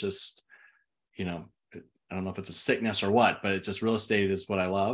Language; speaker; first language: English; native; English